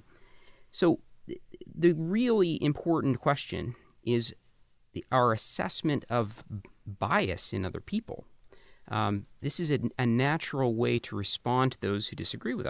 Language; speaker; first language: English; native; English